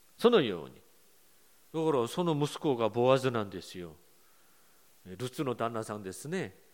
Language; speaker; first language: Japanese; non-native, fluent; Korean